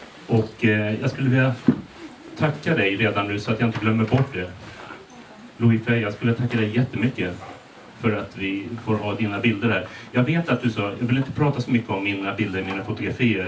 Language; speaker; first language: Swedish; native; Swedish